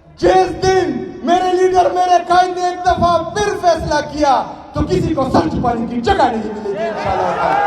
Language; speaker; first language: Urdu; non-native, local second language; Pashto